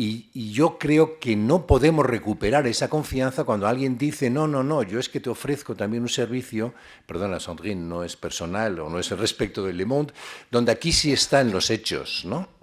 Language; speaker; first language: Spanish; native; Spanish